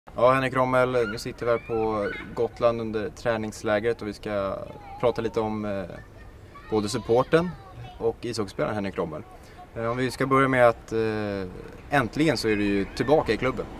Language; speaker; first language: Swedish; native; Swedish